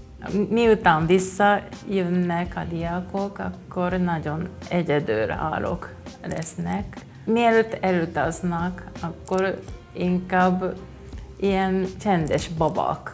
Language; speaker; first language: Hungarian; non-native, fluent; Japanese